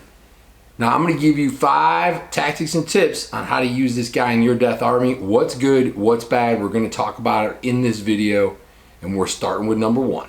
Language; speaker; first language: English; native; English